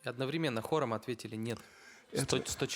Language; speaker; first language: Russian; native; Russian